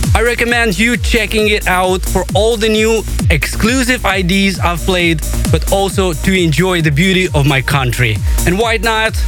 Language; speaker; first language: English; non-native, fluent; Romanian